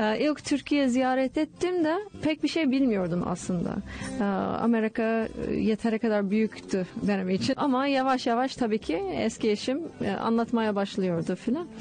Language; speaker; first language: Turkish; non-native, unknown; English